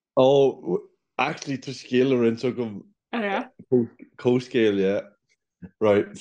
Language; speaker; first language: Irish; non-native, local second language; English